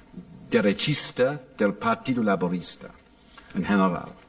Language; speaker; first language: Spanish; non-native, fluent; English